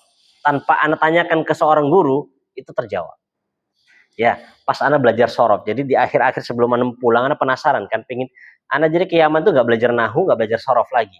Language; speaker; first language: Indonesian; native; Indonesian